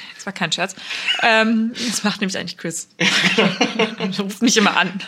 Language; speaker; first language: German; native; German